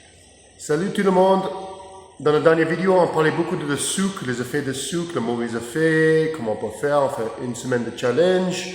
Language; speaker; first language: French; non-native, learner; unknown